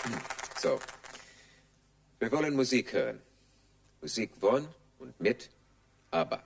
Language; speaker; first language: German; non-native, learner; English